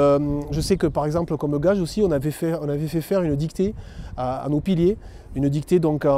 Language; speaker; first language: French; native; French